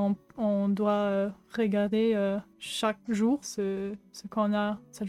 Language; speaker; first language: French; non-native, fluent; German